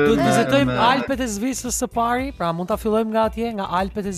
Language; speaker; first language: Albanian; native; Albanian